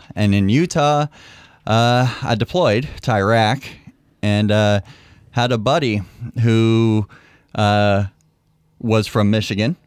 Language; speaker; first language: English; native; English